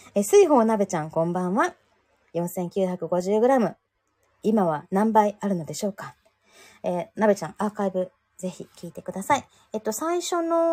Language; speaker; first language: Japanese; native; Japanese